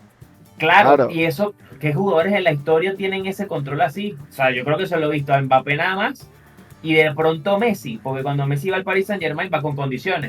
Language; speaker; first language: Spanish; native; Spanish